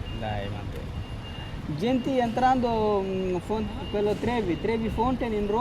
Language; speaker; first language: Italian; non-native, learner; Telugu